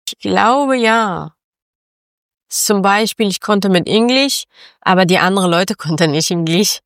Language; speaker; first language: German; non-native, learner; Persian